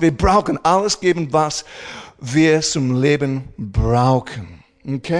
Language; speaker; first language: German; non-native, fluent; English